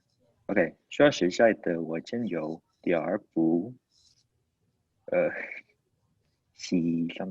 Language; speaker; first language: Chinese; non-native, learner; English